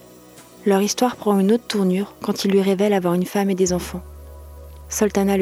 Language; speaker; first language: French; native; French